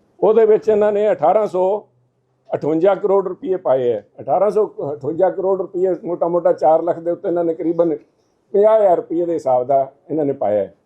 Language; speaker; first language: Punjabi; native; Punjabi